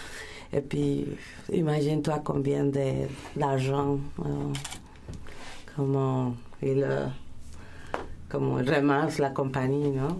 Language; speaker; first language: French; non-native, fluent; Spanish